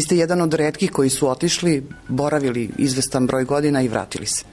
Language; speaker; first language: Serbian; native; Serbian